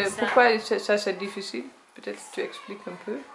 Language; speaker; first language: French; non-native, learner; Dutch